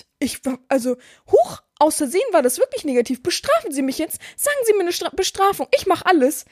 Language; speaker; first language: German; native; German